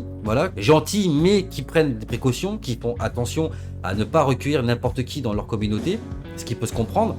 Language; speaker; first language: French; native; French